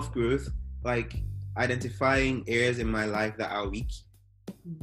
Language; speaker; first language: English; non-native, local second language; Igbo